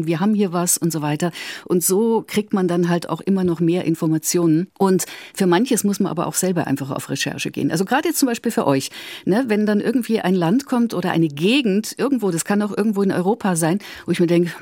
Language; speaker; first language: German; native; German